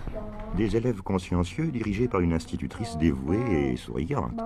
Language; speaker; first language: French; native; French